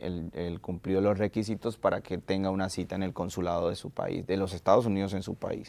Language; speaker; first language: Spanish; native; Spanish